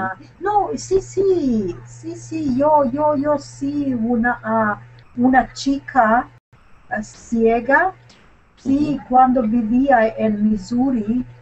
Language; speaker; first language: Spanish; non-native, learner; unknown